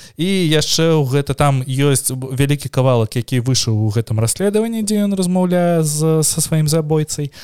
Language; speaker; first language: Belarusian; non-native, local second language; Russian